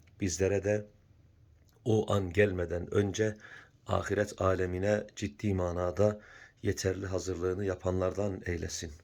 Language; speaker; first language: Turkish; native; Turkish